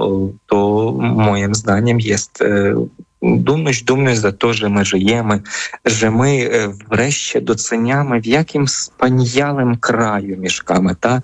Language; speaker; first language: Polish; non-native, fluent; Ukrainian